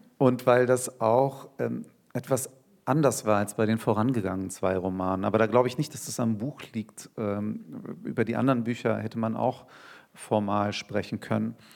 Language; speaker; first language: German; early bilingual, other home language; Turkish